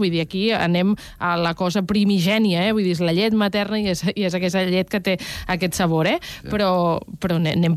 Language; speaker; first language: Catalan; native; Catalan